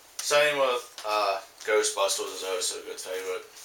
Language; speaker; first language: English; native; English